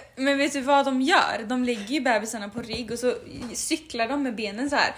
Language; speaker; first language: Swedish; native; Swedish